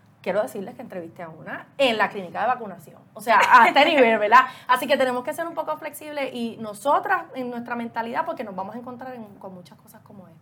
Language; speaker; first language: Spanish; native; Spanish